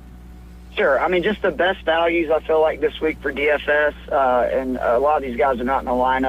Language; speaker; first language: English; native; English